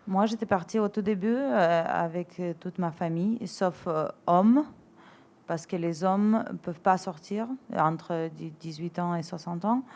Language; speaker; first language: French; non-native, fluent; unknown